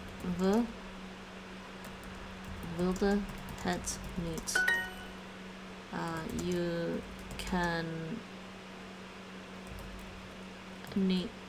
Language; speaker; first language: Dutch; non-native, learner; English